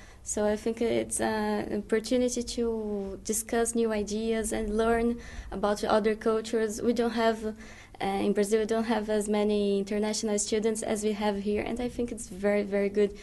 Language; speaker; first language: English; non-native, fluent; Portuguese